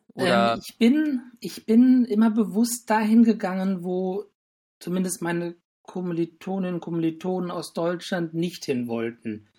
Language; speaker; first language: German; native; German